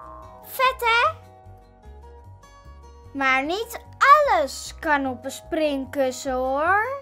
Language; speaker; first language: Dutch; native; Dutch